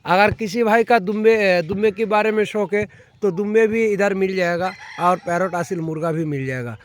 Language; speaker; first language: Hindi; non-native, local second language; Bangla